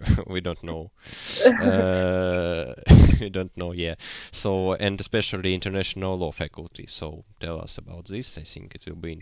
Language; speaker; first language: English; non-native, learner; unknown